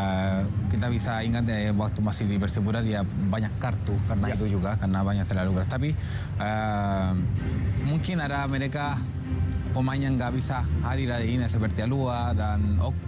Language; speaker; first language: Indonesian; non-native, fluent; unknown